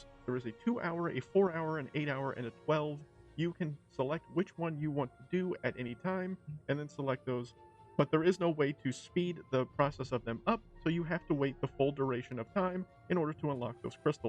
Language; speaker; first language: English; native; English